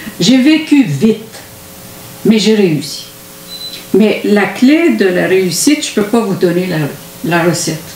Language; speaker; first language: French; non-native, fluent; Arabic